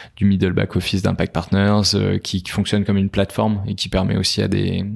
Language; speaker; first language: French; native; French